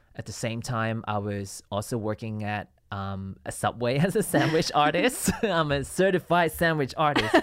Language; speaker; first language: English; non-native, local second language; Cantonese